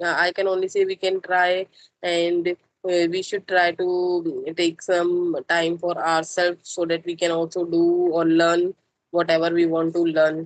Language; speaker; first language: English; non-native, local second language; Hindi